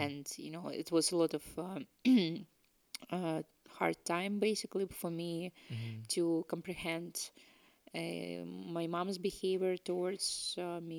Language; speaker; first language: English; non-native, fluent; Ukrainian